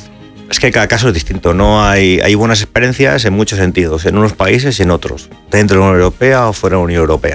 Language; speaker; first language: Spanish; native; Spanish